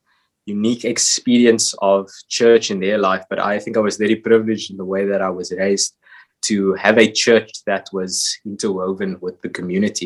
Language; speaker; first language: English; native; English